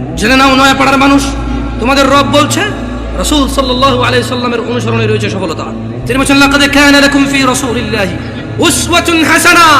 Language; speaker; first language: Bangla; early bilingual, heritage; Bangla